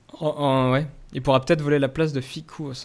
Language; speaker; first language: French; native; French